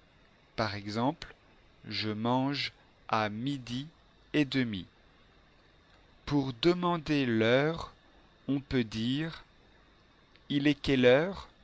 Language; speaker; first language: French; non-native, learner; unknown